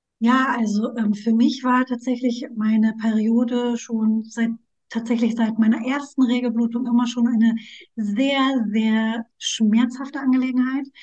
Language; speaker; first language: German; early bilingual, other home language; Turkish